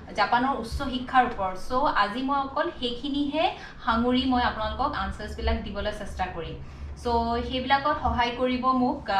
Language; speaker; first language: Assamese; non-native, local second language; Mising